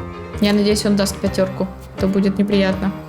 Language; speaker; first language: Russian; native; Russian